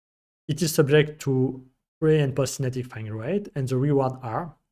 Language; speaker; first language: English; non-native, fluent; French